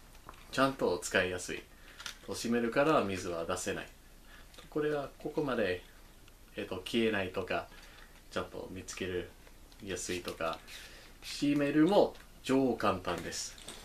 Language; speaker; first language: Japanese; non-native, learner; English